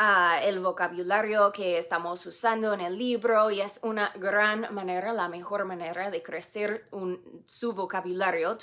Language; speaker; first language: Spanish; non-native, fluent; English